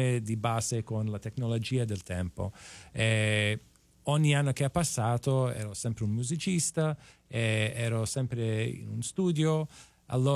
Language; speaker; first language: Italian; non-native, fluent; English